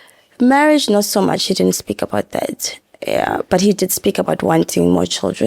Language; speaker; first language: English; non-native, local second language; Zulu